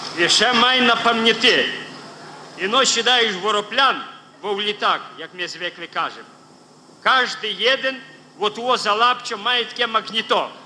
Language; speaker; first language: Ukrainian; native; Ukrainian